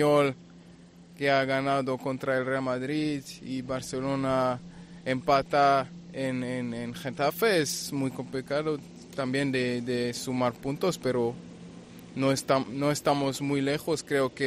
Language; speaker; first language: Spanish; non-native, fluent; German